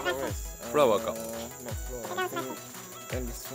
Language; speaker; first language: English; non-native, learner; Malay